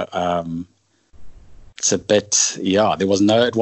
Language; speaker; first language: English; native; English